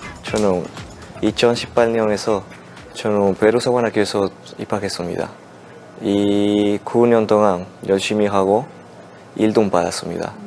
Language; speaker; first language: Korean; non-native, learner; Spanish